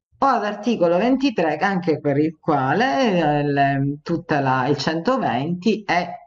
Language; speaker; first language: Italian; native; Italian